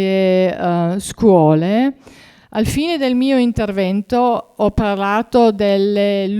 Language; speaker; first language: Italian; non-native, fluent; German